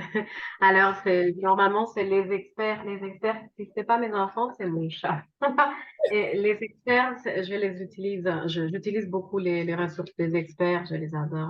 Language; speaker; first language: French; non-native, fluent; Spanish